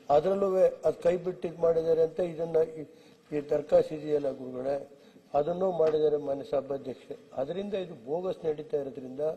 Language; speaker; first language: Kannada; native; Kannada